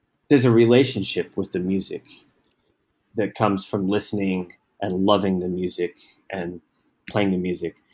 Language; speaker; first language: English; native; English